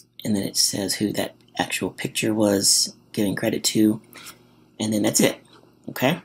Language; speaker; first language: English; native; English